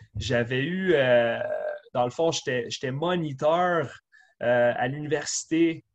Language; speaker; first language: French; native; French